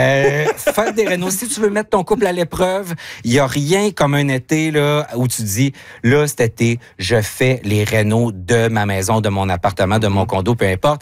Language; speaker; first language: French; native; French